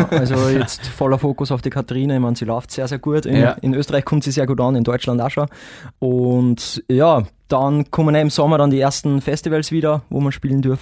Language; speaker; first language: German; native; German